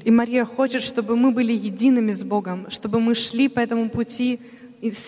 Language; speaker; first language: Russian; native; Russian